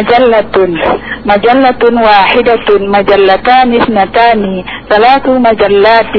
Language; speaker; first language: Arabic; non-native, learner; Indonesian